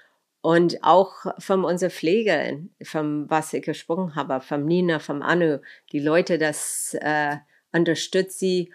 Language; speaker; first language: German; non-native, fluent; English